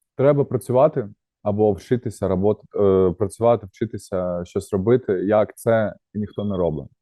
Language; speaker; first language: Ukrainian; native; Ukrainian